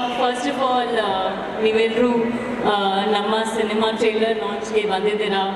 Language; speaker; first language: Kannada; non-native, learner; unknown